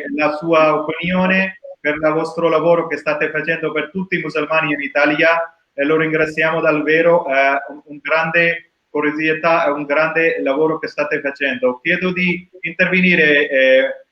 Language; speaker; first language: Italian; non-native, learner; Urdu